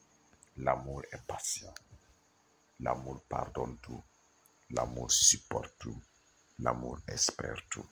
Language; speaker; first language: French; non-native, local second language; Mossi